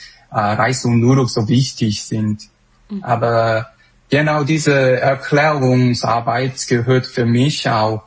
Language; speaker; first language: German; non-native, fluent; Korean